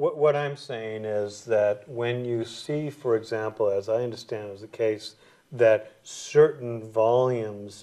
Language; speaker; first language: English; native; English